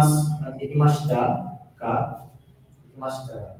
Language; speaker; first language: Japanese; non-native, learner; Bangla